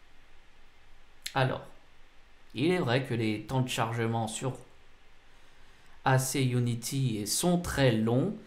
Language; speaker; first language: French; native; French